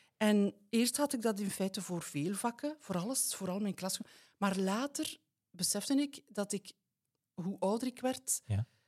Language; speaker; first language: Dutch; native; Dutch